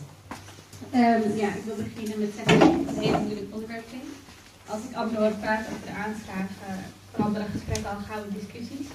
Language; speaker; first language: Dutch; early bilingual, other home language; Arabic